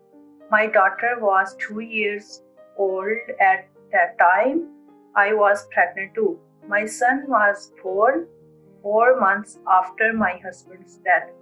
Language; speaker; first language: English; non-native, learner; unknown